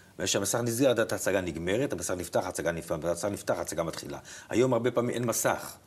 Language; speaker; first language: Hebrew; native; Hebrew